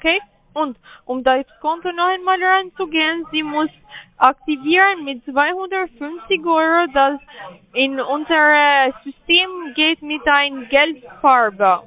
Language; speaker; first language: German; non-native, learner; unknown